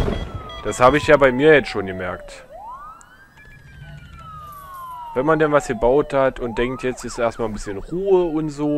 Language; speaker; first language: German; native; German